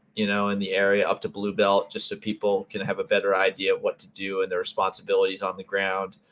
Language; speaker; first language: English; native; English